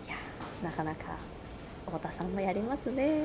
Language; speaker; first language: Japanese; native; Japanese